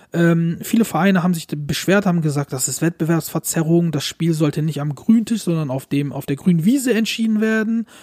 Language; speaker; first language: German; early bilingual, other home language; Turkish